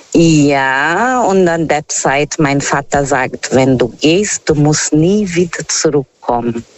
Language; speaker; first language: German; non-native, learner; Portuguese